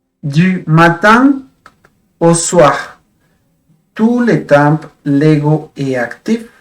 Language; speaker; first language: French; non-native, fluent; Spanish